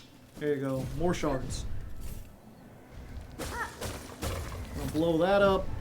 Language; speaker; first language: English; native; English